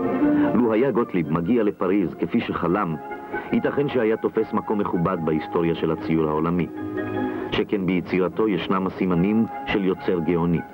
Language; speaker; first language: Hebrew; native; Hebrew